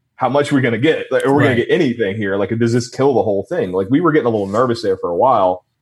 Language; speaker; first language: English; native; English